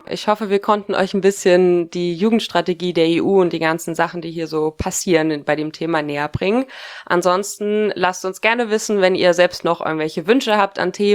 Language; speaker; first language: German; native; German